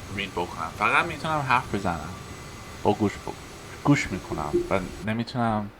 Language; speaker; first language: Persian; early bilingual, heritage; Persian